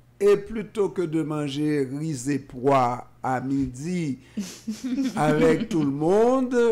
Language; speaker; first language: French; non-native, local second language; Haitian Creole